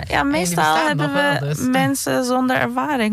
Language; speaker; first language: Dutch; non-native, fluent; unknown